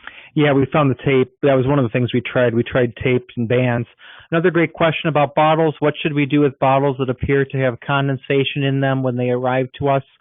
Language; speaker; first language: English; native; English